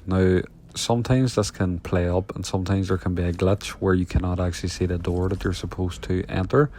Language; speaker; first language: English; native; English